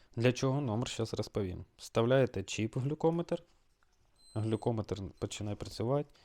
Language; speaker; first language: Ukrainian; non-native, local second language; Russian